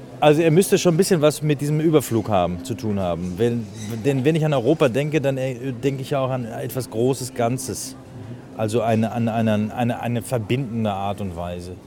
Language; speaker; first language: German; native; German